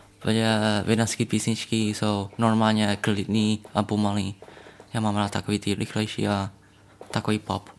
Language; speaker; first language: Czech; early bilingual, other home language; Vietnamese